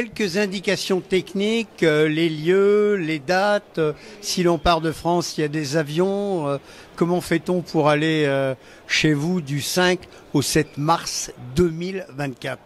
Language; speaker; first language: French; native; French